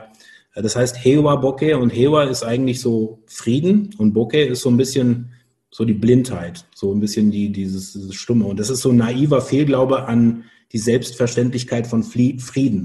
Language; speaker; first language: German; native; German